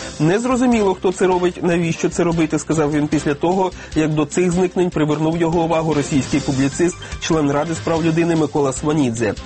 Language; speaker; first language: Ukrainian; native; Ukrainian